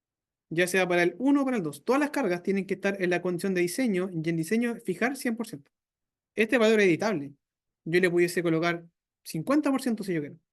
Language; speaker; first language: Spanish; native; Spanish